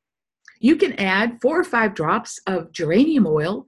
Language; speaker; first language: English; native; English